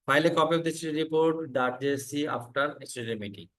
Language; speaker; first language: English; non-native, local second language; Bangla